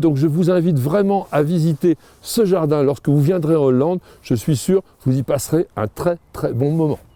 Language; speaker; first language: French; native; French